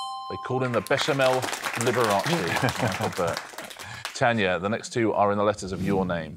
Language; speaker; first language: English; native; English